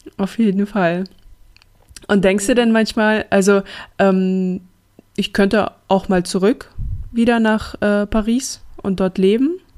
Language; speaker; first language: German; early bilingual, other home language; Russian